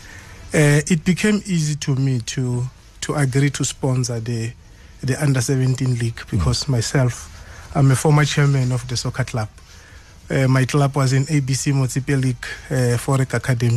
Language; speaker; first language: English; non-native, local second language; Swati